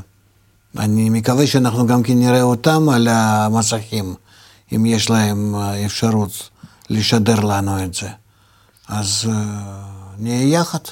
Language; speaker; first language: Hebrew; non-native, fluent; Russian